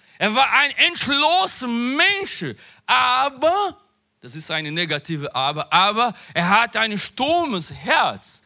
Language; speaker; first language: German; non-native, learner; Portuguese